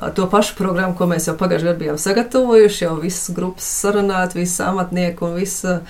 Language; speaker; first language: Latvian; early bilingual, other home language; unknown